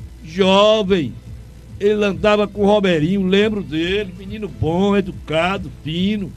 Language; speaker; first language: Portuguese; native; Portuguese